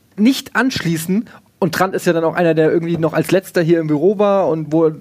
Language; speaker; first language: German; native; German